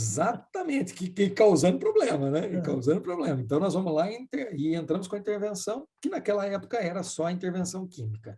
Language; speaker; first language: Portuguese; native; Portuguese